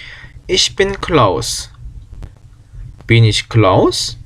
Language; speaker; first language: German; non-native, fluent; Korean